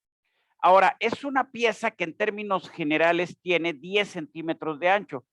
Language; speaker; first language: Spanish; native; Spanish